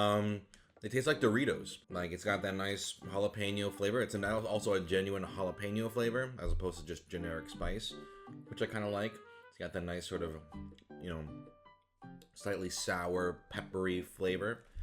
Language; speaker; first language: English; native; English